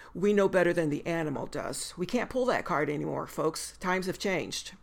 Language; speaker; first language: English; native; English